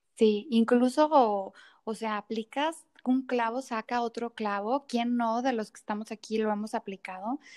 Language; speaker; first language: Spanish; native; Spanish